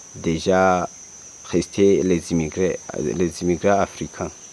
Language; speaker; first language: French; non-native, local second language; Rundi